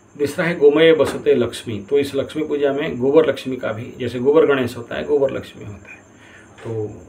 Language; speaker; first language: Hindi; non-native, local second language; Odia